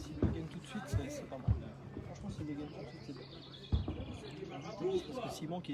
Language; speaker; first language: French; native; French